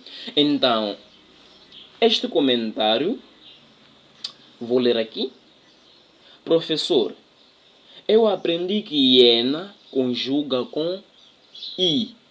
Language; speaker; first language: Portuguese; non-native, local second language; Tsonga